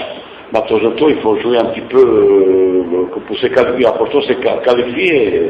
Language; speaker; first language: French; non-native, fluent; Bosnian